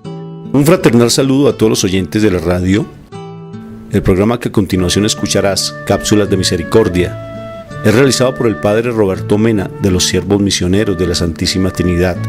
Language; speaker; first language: Spanish; native; Spanish